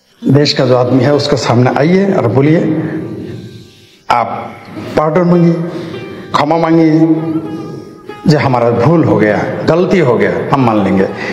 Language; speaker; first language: Hindi; non-native, fluent; Bangla